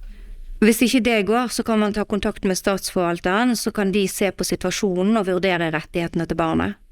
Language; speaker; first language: Norwegian; native; Norwegian